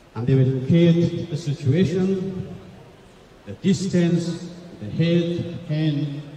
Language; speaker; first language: English; non-native, learner; Persian